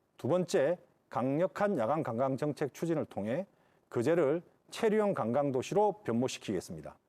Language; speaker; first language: Korean; native; Korean